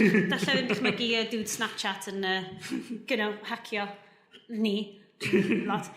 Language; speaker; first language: Welsh; native; Welsh